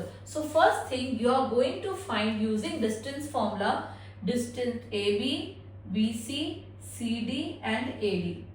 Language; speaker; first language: English; non-native, local second language; Hindi